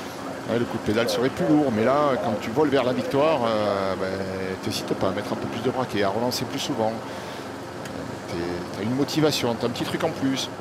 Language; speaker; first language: French; native; French